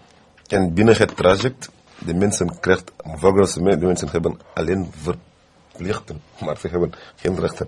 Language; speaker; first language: Dutch; non-native, fluent; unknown